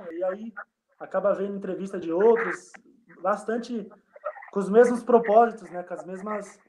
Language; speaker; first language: Portuguese; native; Portuguese